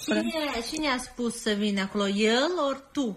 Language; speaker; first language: Romanian; non-native, fluent; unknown